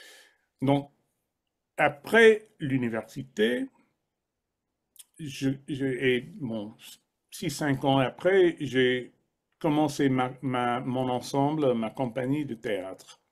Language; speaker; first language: French; non-native, fluent; English